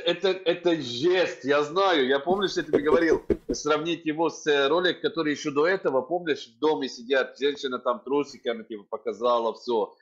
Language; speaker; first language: Russian; non-native, fluent; Arabic